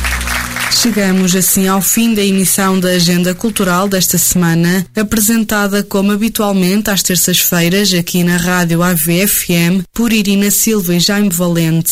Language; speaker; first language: Portuguese; native; Portuguese